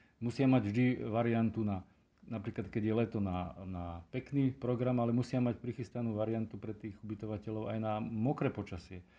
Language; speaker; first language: Slovak; native; Slovak